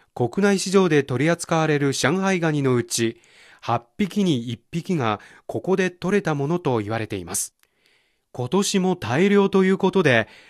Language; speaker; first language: Japanese; non-native, fluent; Chinese